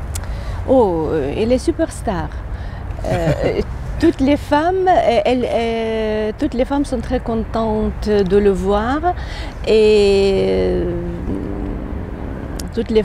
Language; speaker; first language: French; non-native, fluent; Ukrainian